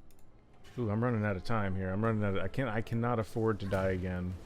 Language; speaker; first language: English; native; English